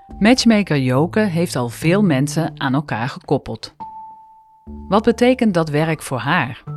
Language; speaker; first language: Dutch; native; Dutch